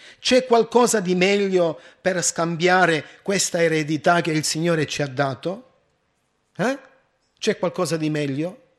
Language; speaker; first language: Italian; early bilingual, heritage; Italian